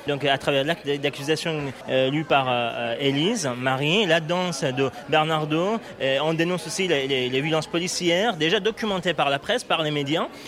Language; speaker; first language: French; non-native, fluent; Persian